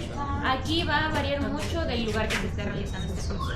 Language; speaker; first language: Spanish; native; Spanish